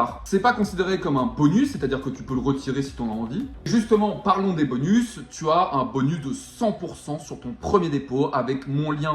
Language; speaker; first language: French; native; French